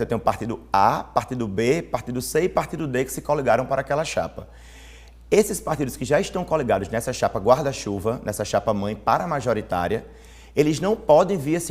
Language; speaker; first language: Portuguese; native; Portuguese